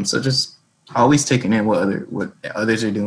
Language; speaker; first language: English; native; English